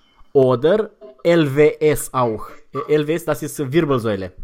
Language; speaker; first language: German; non-native, fluent; Romanian